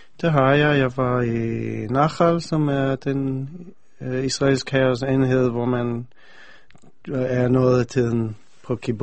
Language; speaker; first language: Danish; non-native, fluent; English